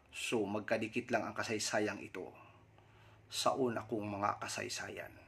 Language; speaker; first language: Filipino; non-native, local second language; Surigaonon